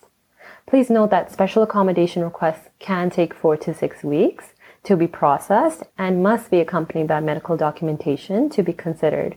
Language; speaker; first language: English; native; English